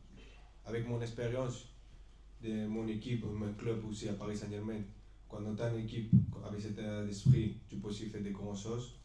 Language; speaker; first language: French; non-native, fluent; Spanish